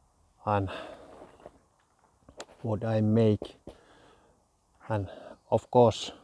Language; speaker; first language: English; non-native, learner; Finnish